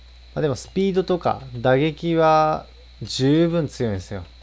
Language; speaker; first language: Japanese; native; Japanese